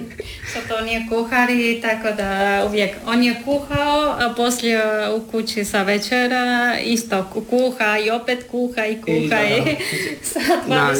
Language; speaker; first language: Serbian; non-native, learner; Spanish